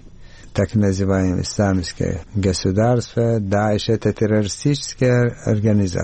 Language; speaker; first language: Russian; non-native, learner; Arabic